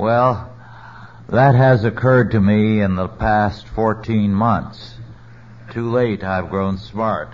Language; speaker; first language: English; native; English